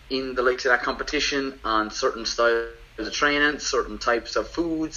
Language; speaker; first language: English; native; English